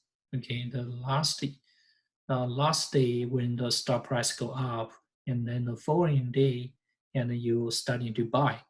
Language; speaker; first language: English; non-native, fluent; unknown